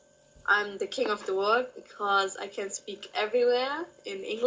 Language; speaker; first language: English; non-native, learner; Kurdish